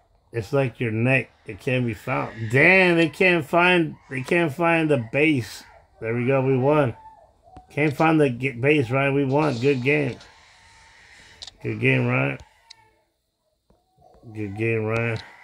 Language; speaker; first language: English; early bilingual, other home language; Spanish